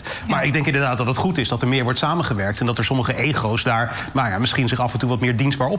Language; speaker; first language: Dutch; native; Dutch